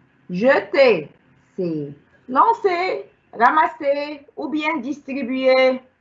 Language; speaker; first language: French; non-native, fluent; Arabic